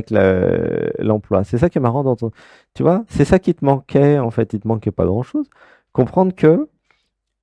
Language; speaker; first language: French; native; French